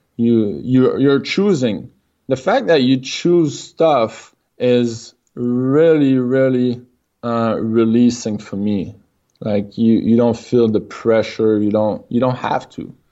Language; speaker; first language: English; non-native, fluent; French